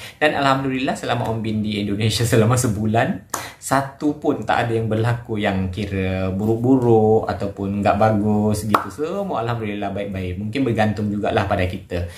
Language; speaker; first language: Malay; native; Malay